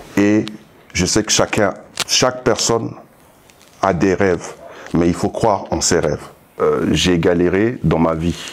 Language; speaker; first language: French; non-native, local second language; Sango